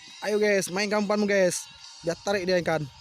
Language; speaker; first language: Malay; non-native, local second language; Achinese